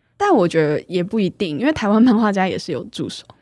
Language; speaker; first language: Chinese; native; Chinese